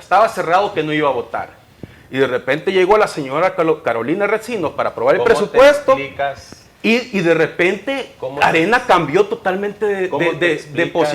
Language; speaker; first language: Spanish; native; Spanish